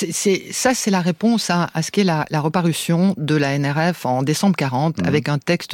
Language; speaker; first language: French; native; French